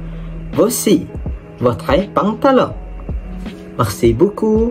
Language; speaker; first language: French; non-native, learner; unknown